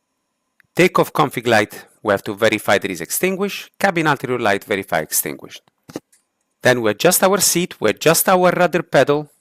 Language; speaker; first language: English; non-native, fluent; Italian